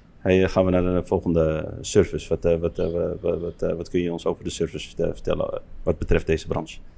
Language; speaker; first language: Dutch; early bilingual, other home language; Arabic